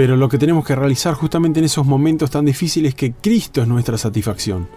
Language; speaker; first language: Spanish; native; Spanish